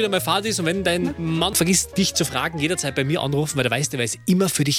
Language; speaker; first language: German; native; German